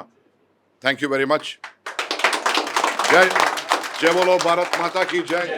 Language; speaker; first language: Telugu; native; Telugu